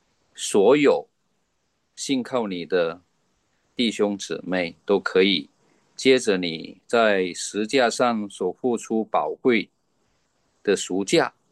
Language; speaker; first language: Chinese; native; Chinese